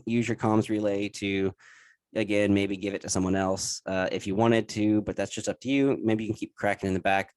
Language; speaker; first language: English; native; English